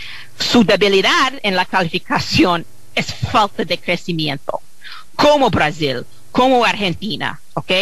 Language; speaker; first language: Spanish; non-native, fluent; English